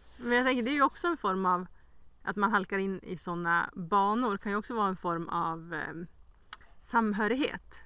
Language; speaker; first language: Swedish; native; Swedish